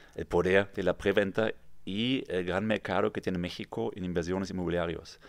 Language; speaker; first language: Spanish; non-native, fluent; German